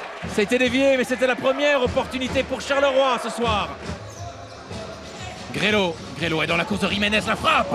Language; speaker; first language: French; native; French